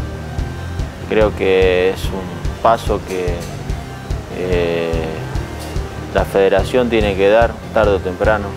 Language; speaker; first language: Spanish; native; Spanish